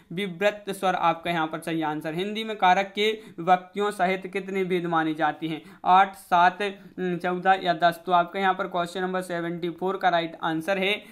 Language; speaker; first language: Hindi; native; Hindi